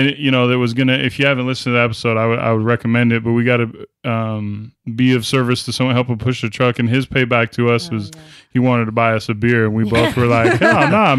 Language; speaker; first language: English; native; English